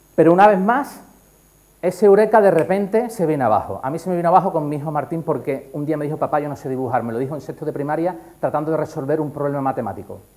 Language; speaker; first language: Spanish; native; Spanish